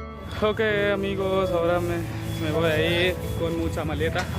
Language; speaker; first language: Spanish; non-native, learner; Hindi